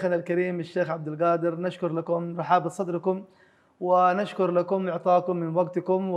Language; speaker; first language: Arabic; native; Arabic